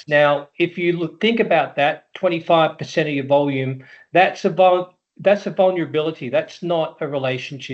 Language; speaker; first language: English; native; English